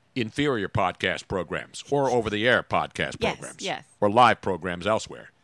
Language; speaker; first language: English; early bilingual, other home language; Italian